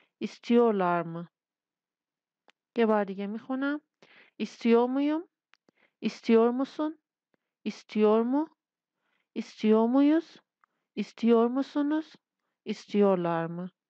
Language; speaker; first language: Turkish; non-native, fluent; Persian